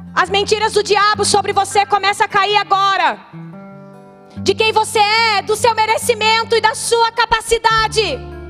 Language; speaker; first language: Portuguese; native; Portuguese